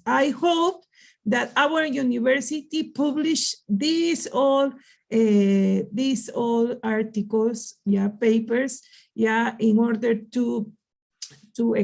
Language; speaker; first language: English; non-native, learner; Spanish